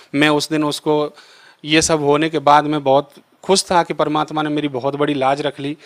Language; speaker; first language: Hindi; native; Hindi